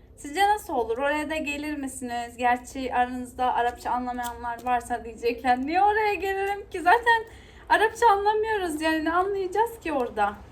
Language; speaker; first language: Turkish; non-native, local second language; Arabic